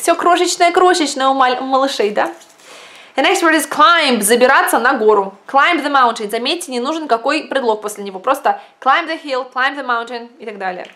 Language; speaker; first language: Russian; native; Russian